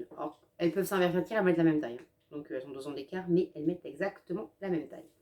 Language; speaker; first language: French; native; French